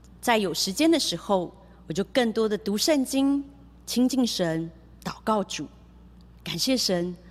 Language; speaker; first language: Chinese; early bilingual, heritage; Chinese